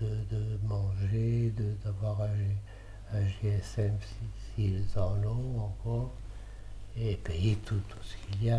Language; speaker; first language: French; early bilingual, other home language; Italian